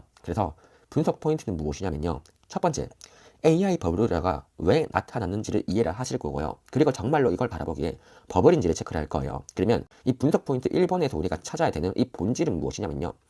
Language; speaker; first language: Korean; native; Korean